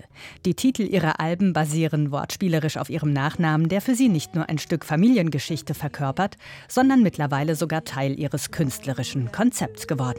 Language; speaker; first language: German; native; German